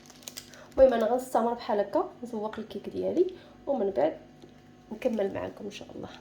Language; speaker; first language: Arabic; native; Arabic